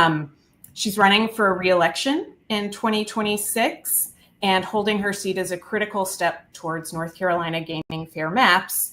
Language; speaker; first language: English; native; English